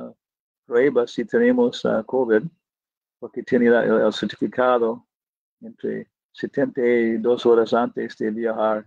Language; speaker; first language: Spanish; non-native, fluent; English